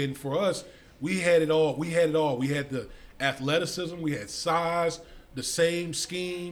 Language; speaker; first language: English; native; English